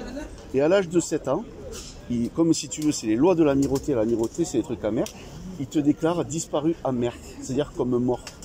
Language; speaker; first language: French; native; French